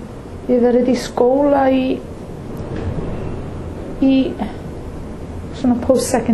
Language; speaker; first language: Icelandic; non-native, learner; English